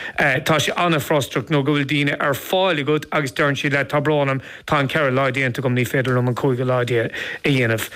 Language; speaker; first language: Irish; non-native, local second language; English